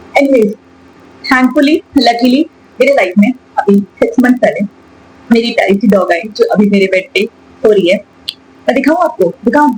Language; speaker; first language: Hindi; native; Hindi